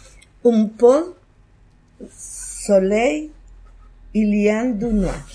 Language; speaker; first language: French; non-native, learner; Spanish